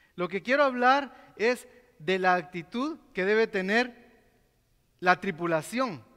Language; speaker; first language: Spanish; native; Spanish